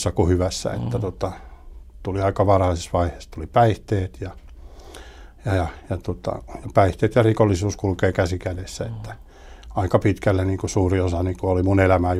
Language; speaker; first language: Finnish; early bilingual, heritage; Finnish